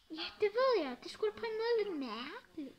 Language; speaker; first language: Danish; early bilingual, other home language; Arabic